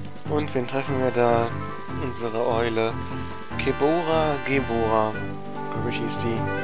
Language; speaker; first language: German; native; German